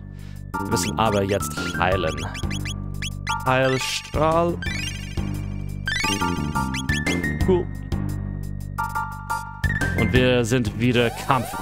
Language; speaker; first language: German; non-native, fluent; English